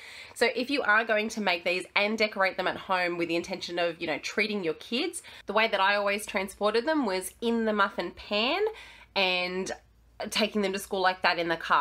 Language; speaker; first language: English; native; English